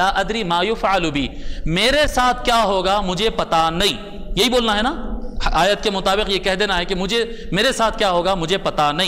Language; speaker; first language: Urdu; native; Urdu